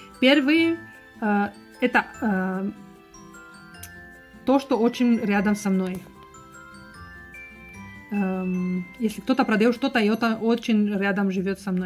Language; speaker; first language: Russian; non-native, learner; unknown